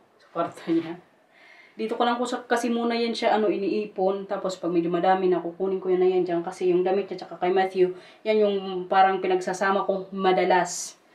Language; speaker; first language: Filipino; non-native, local second language; Waray